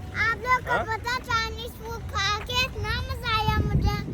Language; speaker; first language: Hindi; early bilingual, heritage; Urdu